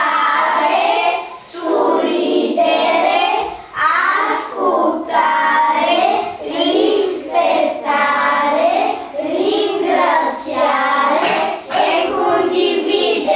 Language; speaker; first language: Italian; non-native, learner; Bulgarian